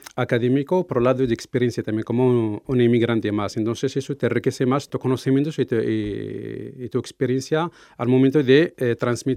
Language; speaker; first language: Spanish; non-native, fluent; Arabic